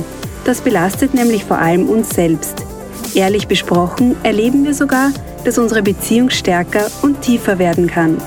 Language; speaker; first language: German; native; German